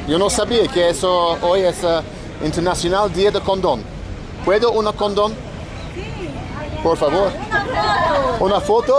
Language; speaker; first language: Spanish; non-native, learner; English